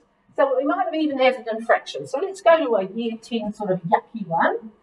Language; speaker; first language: English; native; English